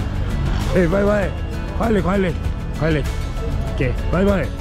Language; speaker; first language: English; non-native, learner; Korean